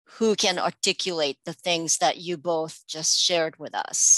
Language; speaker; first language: English; non-native, local second language; Japanese